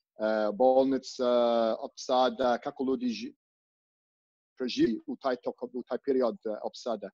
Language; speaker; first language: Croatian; non-native, learner; English